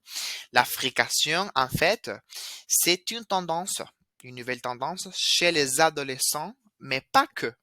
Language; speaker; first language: French; non-native, fluent; Spanish